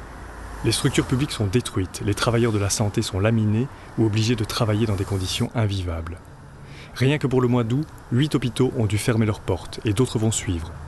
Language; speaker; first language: French; native; French